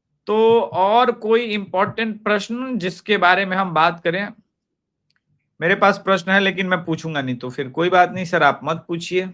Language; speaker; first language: Hindi; native; Hindi